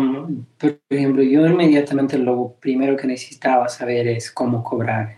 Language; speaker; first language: Spanish; early bilingual, heritage; Spanish